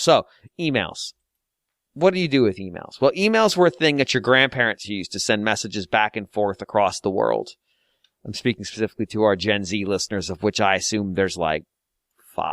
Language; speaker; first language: English; native; English